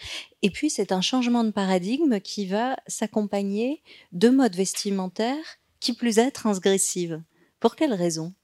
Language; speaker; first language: French; native; French